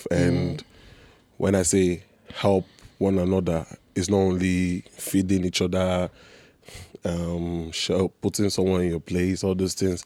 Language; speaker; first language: English; non-native, local second language; Igbo